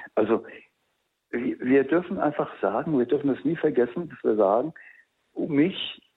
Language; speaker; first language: German; native; German